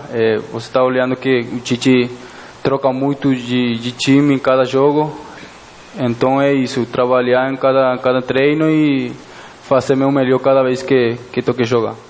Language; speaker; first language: Portuguese; non-native, fluent; Spanish